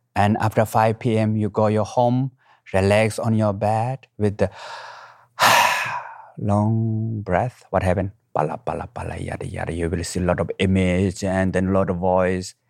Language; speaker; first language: English; non-native, local second language; Tibetan